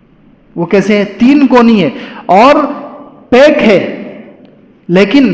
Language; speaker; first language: Urdu; native; Urdu